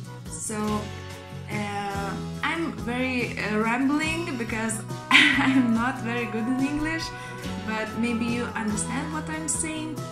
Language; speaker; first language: English; non-native, learner; Lithuanian